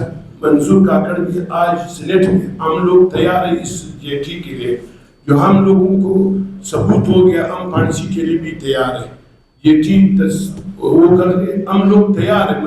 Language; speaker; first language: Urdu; non-native, local second language; Pashto